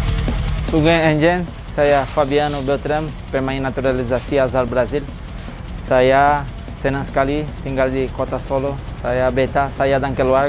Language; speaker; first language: Indonesian; non-native, fluent; Portuguese